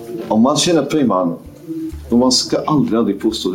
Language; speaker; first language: Swedish; non-native, fluent; Kurdish